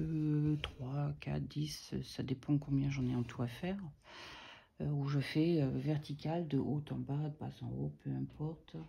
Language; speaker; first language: French; native; French